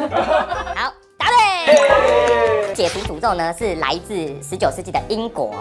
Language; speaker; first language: Chinese; native; Chinese